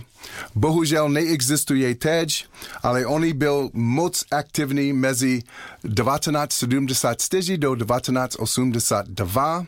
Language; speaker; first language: Czech; non-native, learner; English